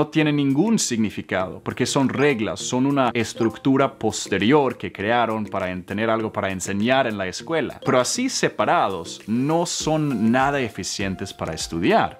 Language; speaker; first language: Spanish; non-native, fluent; Swedish